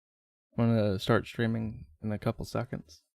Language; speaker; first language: English; native; English